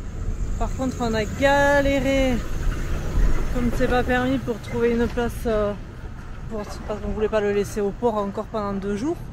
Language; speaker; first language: French; native; French